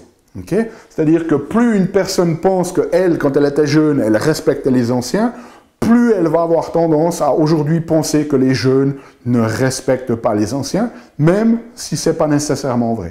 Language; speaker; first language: French; native; French